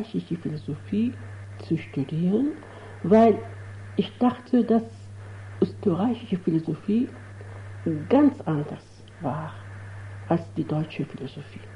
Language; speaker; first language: German; non-native, fluent; Arabic